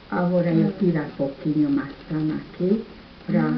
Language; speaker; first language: Portuguese; non-native, learner; German